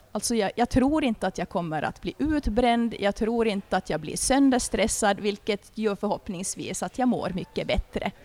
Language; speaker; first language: Swedish; native; Swedish